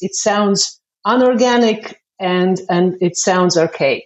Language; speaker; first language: English; non-native, fluent; Croatian